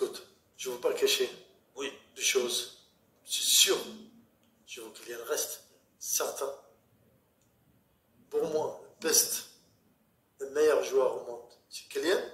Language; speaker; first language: French; non-native, learner; Arabic